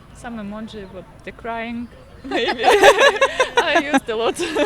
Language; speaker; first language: English; non-native, learner; Slovak